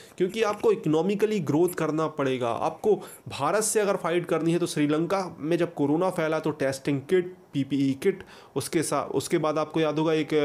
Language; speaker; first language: Hindi; native; Hindi